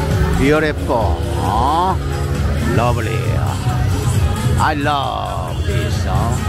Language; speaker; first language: English; non-native, learner; Korean